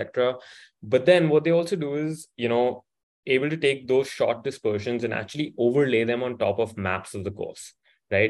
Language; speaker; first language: English; non-native, local second language; Hindi